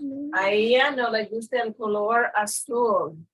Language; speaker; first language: Spanish; non-native, fluent; English